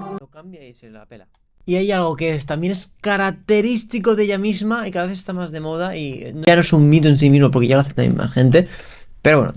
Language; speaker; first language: Spanish; native; Spanish